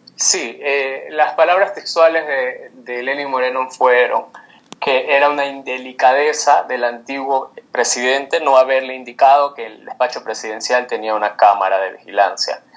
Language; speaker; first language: Spanish; native; Spanish